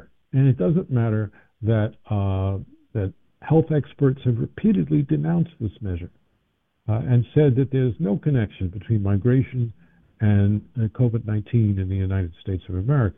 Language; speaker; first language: English; native; English